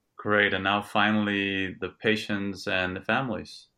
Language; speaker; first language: English; non-native, fluent; Italian